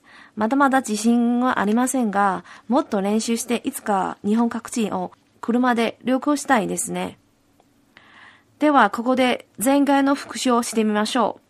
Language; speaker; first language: Japanese; non-native, fluent; Cantonese